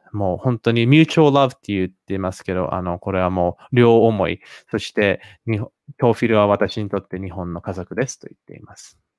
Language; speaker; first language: Japanese; native; Japanese